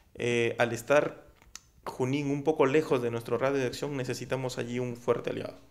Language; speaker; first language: Spanish; native; Spanish